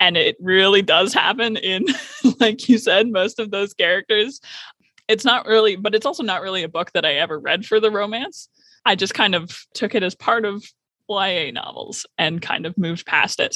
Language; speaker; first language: English; native; English